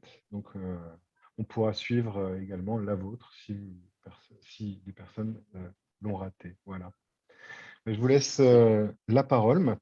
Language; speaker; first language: French; native; French